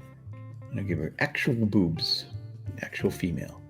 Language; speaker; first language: English; native; English